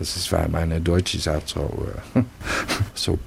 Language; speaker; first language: German; non-native, fluent; Dutch